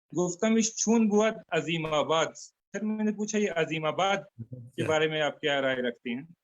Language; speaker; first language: Urdu; non-native, fluent; Turkmen